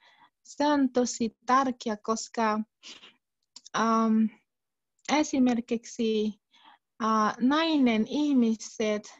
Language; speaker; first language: Finnish; non-native, learner; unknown